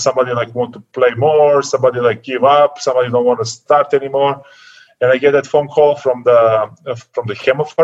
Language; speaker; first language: English; non-native, learner; Serbian